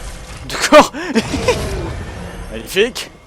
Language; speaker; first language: French; native; French